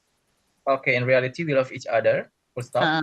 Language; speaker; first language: English; non-native, fluent; Indonesian